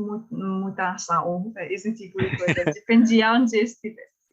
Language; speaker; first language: Portuguese; non-native, learner; English